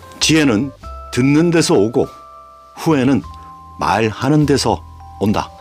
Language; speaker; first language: Korean; native; Korean